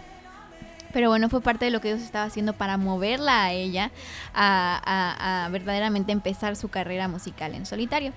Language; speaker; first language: Spanish; native; Spanish